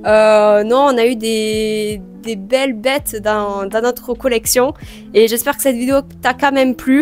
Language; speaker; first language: French; native; French